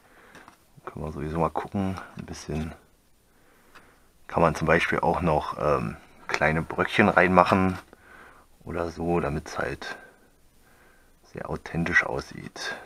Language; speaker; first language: German; native; German